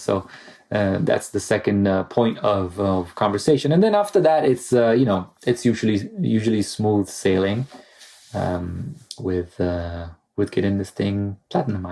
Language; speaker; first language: English; non-native, fluent; Italian